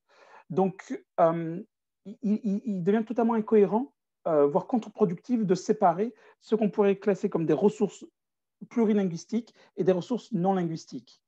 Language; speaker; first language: French; native; French